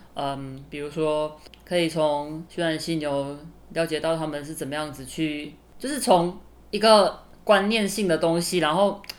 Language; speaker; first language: Chinese; native; Chinese